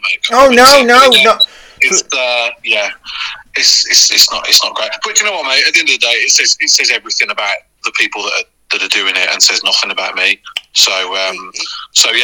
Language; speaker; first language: English; native; English